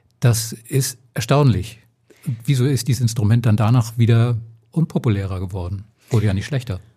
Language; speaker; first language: German; native; German